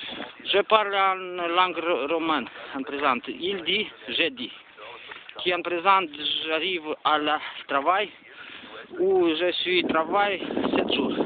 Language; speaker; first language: French; non-native, learner; Romanian